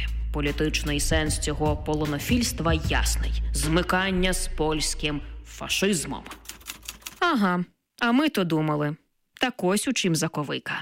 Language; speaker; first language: Ukrainian; native; Ukrainian